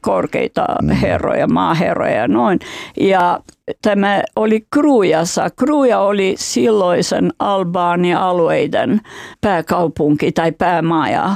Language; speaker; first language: Finnish; non-native, fluent; Albanian